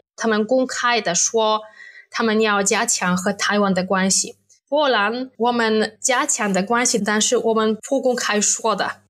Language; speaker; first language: Chinese; non-native, fluent; Polish